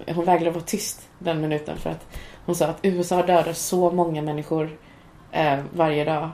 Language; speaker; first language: Swedish; early bilingual, other home language; Cantonese